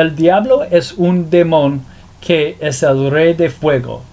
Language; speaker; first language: Spanish; non-native, learner; English